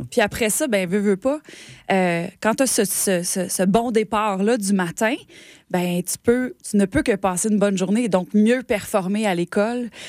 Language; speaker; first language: French; native; French